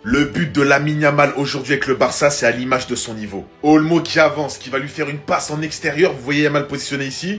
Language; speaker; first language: French; native; French